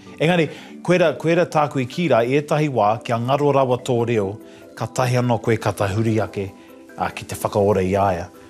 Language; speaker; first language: Māori; non-native, local second language; English